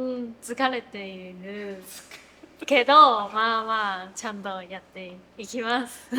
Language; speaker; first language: Japanese; non-native, fluent; Chinese